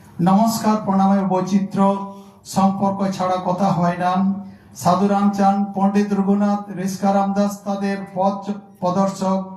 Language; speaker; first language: Bangla; non-native, local second language; Santali